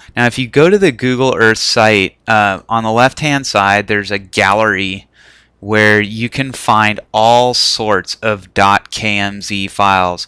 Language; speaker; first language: English; native; English